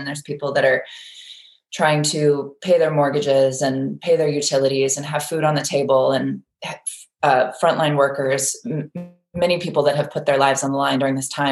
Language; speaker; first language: English; native; English